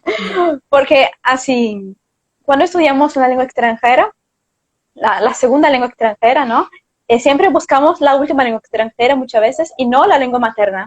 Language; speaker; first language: Spanish; non-native, fluent; Portuguese